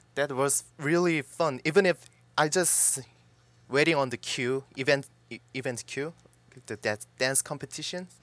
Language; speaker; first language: English; non-native, learner; Korean